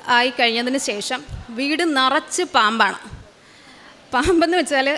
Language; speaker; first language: Malayalam; native; Malayalam